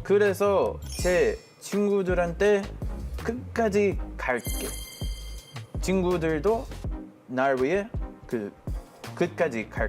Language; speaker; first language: Korean; non-native, fluent; Hebrew